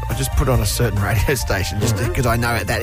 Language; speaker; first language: English; native; English